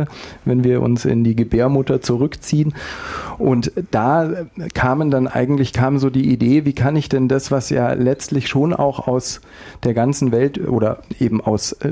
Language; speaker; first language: German; native; German